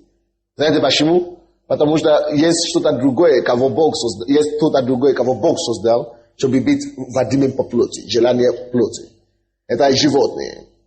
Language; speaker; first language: Russian; non-native, fluent; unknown